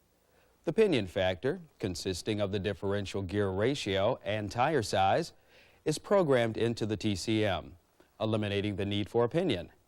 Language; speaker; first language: English; native; English